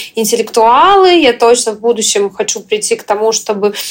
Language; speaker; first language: Russian; non-native, fluent; Ukrainian